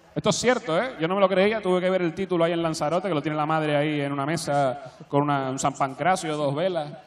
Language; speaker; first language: Spanish; native; Spanish